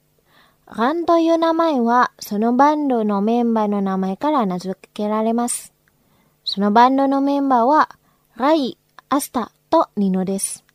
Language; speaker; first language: Japanese; non-native, fluent; Indonesian